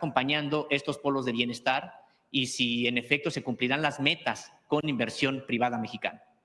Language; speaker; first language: Spanish; native; Spanish